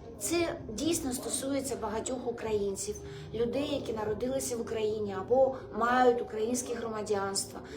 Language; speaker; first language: Ukrainian; non-native, local second language; Russian